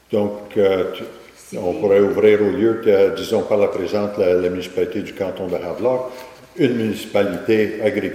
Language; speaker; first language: French; native; French